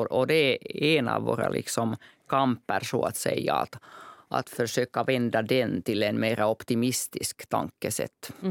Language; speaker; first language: Swedish; non-native, local second language; Finnish